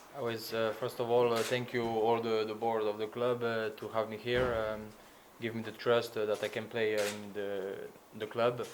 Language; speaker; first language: English; non-native, learner; Slovenian